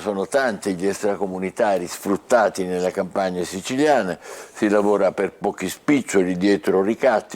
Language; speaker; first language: Italian; native; Italian